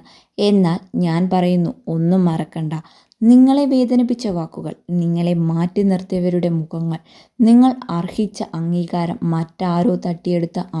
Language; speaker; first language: Malayalam; native; Malayalam